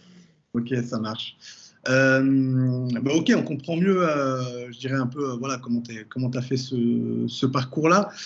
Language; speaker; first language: French; native; French